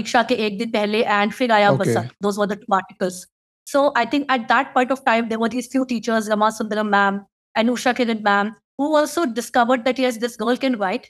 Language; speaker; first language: English; non-native, local second language; Hindi